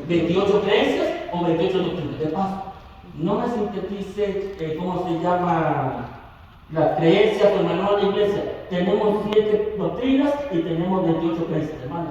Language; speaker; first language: Spanish; native; Spanish